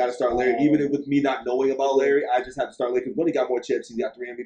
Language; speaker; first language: English; native; English